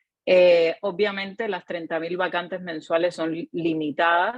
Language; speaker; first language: Spanish; native; Spanish